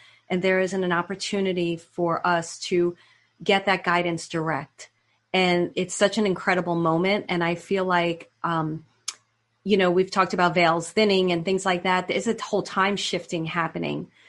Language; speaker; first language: English; native; English